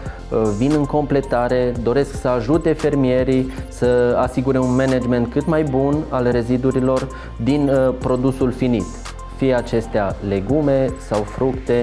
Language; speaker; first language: Romanian; native; Romanian